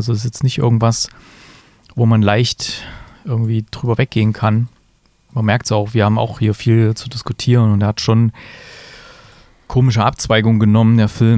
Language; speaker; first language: German; native; German